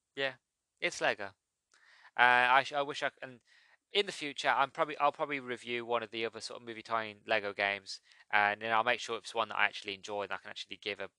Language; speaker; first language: English; native; English